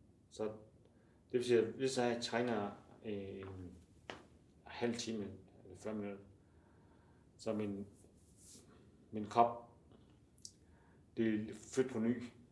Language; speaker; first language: Danish; non-native, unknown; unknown